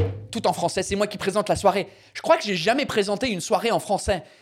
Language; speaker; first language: French; non-native, fluent; English